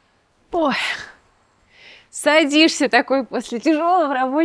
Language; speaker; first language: Russian; native; Russian